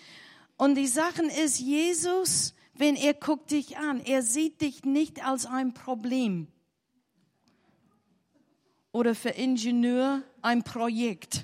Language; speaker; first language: German; non-native, learner; English